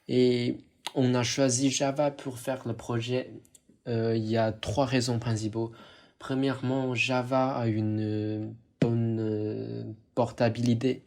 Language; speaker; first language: French; non-native, fluent; Chinese